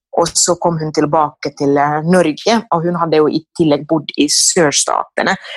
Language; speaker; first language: Norwegian; non-native, fluent; Finnish